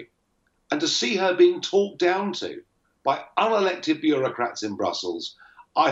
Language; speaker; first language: English; native; English